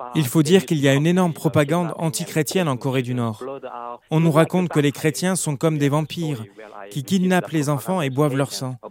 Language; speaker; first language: French; non-native, fluent; Korean